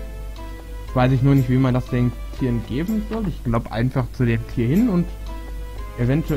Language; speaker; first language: German; native; German